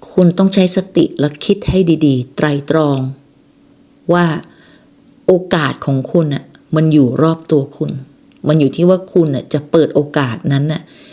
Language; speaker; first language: Thai; native; Thai